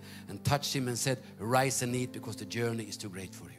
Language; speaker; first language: English; non-native, fluent; Norwegian